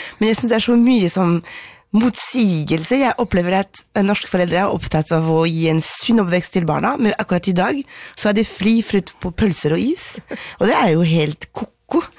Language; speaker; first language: Norwegian; non-native, fluent; French